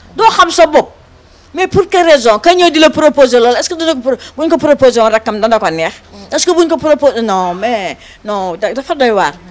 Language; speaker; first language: Wolof; non-native, local second language; Fula